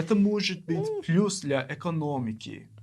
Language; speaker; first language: Russian; non-native, learner; English